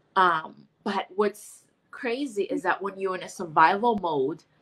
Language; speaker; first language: English; non-native, fluent; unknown